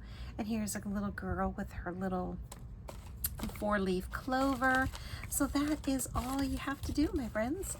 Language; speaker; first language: English; native; English